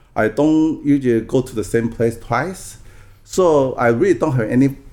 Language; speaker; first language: English; non-native, fluent; Min Nan Chinese